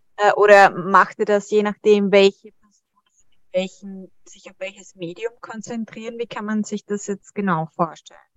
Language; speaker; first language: German; native; German